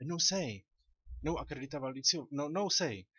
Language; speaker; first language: Portuguese; non-native, learner; Czech